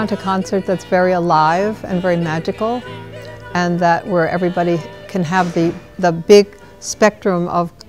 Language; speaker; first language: English; native; English